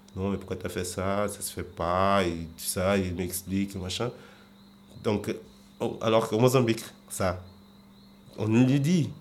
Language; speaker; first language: French; non-native, fluent; Portuguese